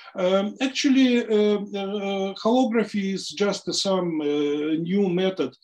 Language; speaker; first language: English; non-native, fluent; Russian